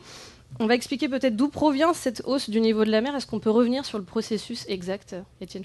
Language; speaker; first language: French; native; French